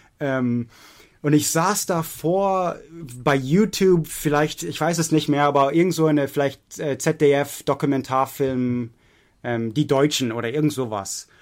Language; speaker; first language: German; non-native, fluent; English